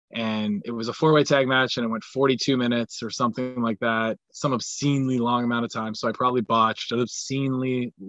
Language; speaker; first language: English; native; English